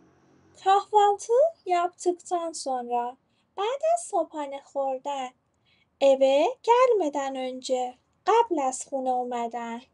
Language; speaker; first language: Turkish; non-native, fluent; Persian